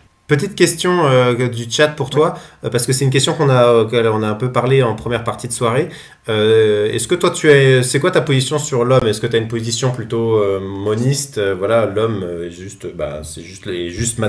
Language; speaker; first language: French; native; French